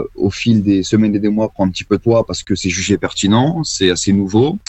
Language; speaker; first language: French; native; French